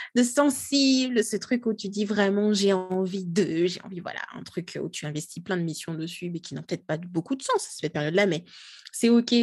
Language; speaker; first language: French; non-native, local second language; Lingala